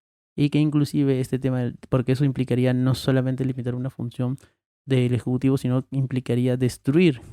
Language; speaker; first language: Spanish; native; Spanish